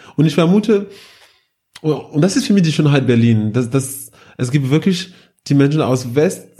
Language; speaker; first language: German; non-native, fluent; French